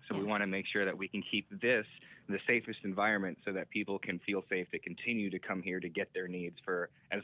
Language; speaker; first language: English; native; English